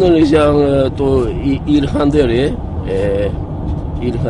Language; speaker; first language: Korean; early bilingual, heritage; Korean